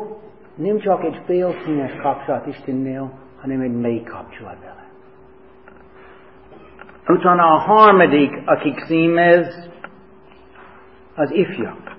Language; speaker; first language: Hungarian; non-native, fluent; English